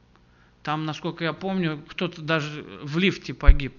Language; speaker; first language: Russian; native; Russian